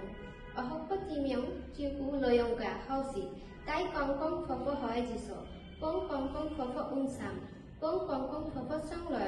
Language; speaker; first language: Cantonese; non-native, learner; Bangla